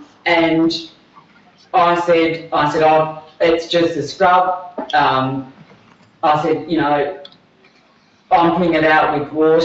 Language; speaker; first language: English; native; English